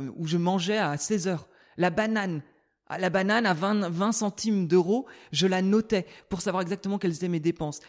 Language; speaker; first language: French; native; French